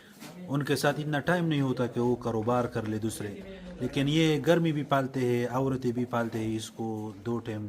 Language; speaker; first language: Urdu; non-native, local second language; Pashto